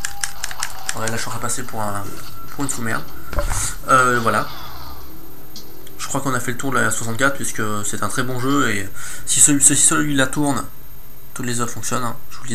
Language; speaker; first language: French; native; French